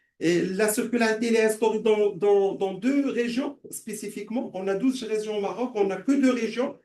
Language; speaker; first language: French; non-native, local second language; Arabic